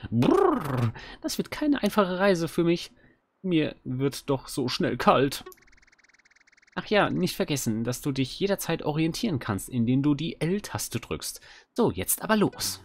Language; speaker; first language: German; native; German